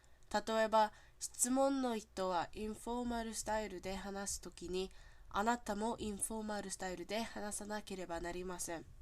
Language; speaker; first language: Japanese; non-native, learner; English